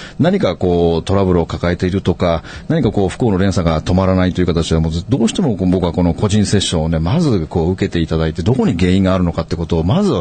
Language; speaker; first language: Japanese; native; Japanese